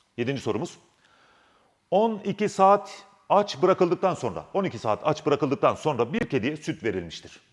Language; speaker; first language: Turkish; native; Turkish